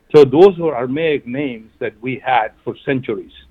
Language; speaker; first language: English; non-native, local second language; Malayalam